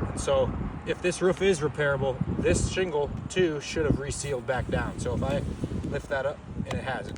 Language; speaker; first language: English; native; English